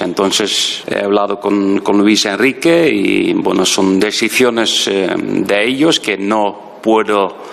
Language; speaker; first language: Spanish; non-native, fluent; Dutch